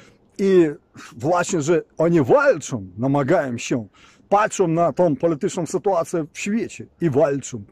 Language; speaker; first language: Polish; non-native, fluent; Ukrainian